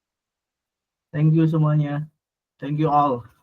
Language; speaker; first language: English; non-native, learner; Indonesian